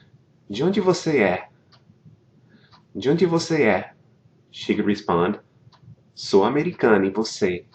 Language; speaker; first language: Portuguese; non-native, fluent; English